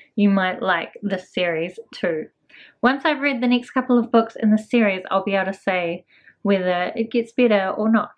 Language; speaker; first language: English; native; English